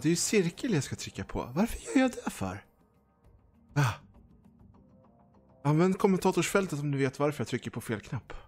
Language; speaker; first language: Swedish; native; Swedish